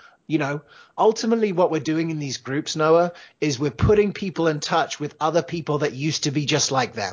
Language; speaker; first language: English; native; English